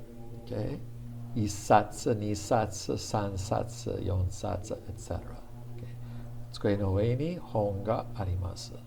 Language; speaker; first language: Japanese; non-native, fluent; English